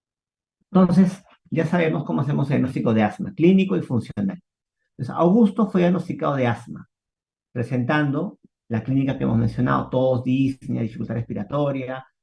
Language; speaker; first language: Spanish; native; Spanish